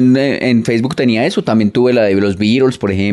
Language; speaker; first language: Spanish; native; Spanish